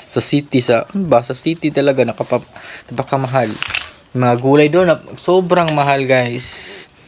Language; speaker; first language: Filipino; non-native, local second language; Cebuano